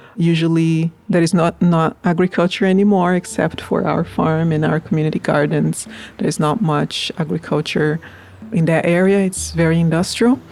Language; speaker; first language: English; non-native, fluent; Portuguese